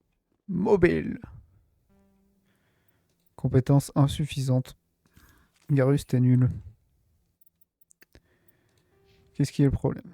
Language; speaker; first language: French; native; French